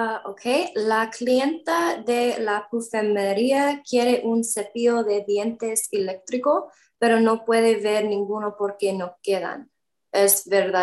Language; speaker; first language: Spanish; non-native, learner; English